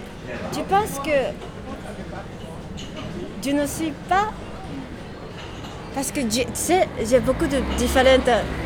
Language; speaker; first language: French; non-native, learner; Japanese